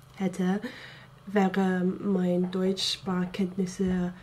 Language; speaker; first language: German; non-native, fluent; English